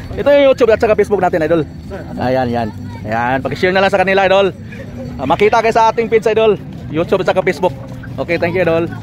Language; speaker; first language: Filipino; non-native, local second language; Cebuano